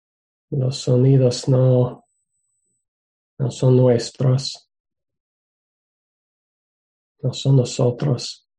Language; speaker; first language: Spanish; non-native, fluent; English